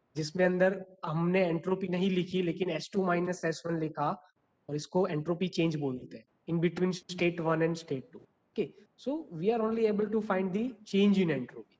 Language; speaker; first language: Hindi; non-native, local second language; Gujarati